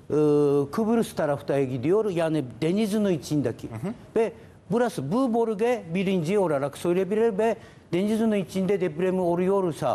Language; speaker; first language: Turkish; non-native, learner; Japanese